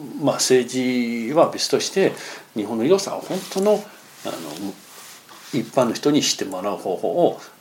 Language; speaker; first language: Japanese; non-native, fluent; Chinese